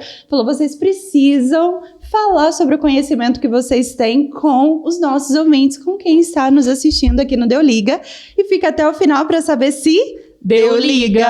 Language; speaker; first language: Portuguese; native; Portuguese